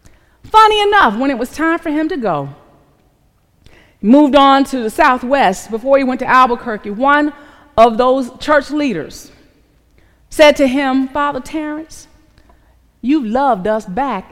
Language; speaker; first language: English; native; English